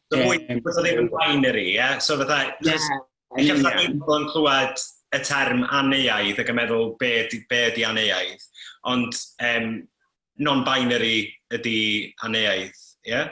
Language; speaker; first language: Welsh; native; Welsh